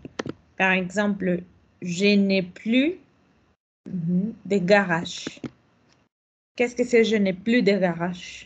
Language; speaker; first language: French; non-native, fluent; Spanish